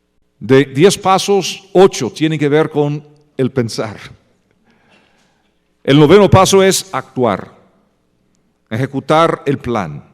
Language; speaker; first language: Spanish; non-native, fluent; English